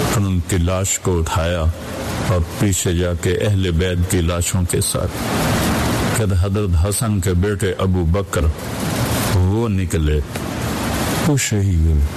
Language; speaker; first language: Urdu; non-native, local second language; Punjabi